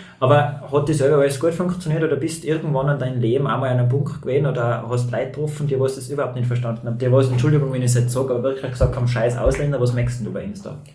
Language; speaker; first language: German; native; German